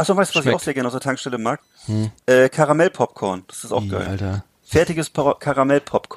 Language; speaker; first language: German; native; German